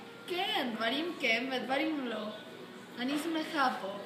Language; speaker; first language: Hebrew; non-native, learner; Spanish